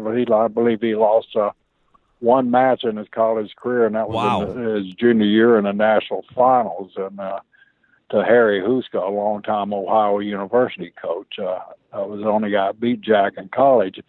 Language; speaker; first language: English; native; English